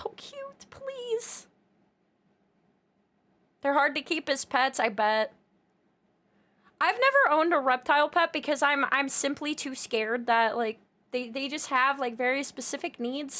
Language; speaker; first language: English; native; English